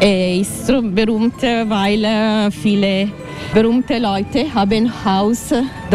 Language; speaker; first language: German; non-native, learner; Italian